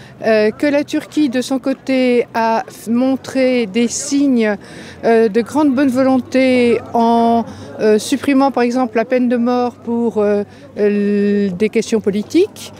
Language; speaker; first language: French; native; French